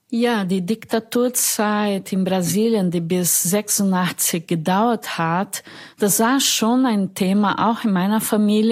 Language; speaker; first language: German; non-native, fluent; Portuguese